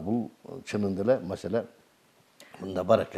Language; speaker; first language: Kyrgyz; native; Kyrgyz